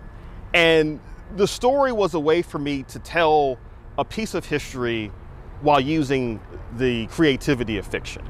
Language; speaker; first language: English; native; English